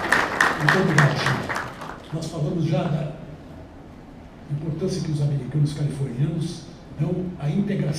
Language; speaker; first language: Portuguese; native; Portuguese